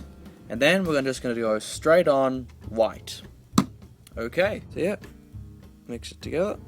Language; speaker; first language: English; native; English